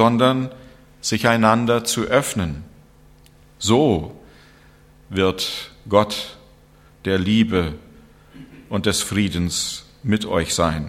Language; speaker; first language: German; non-native, fluent; English